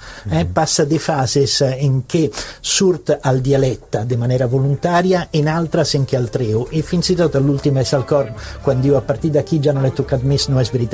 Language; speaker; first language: Italian; non-native, learner; Catalan